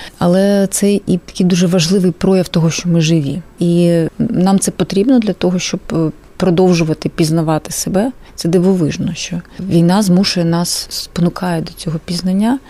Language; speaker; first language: Ukrainian; non-native, local second language; Russian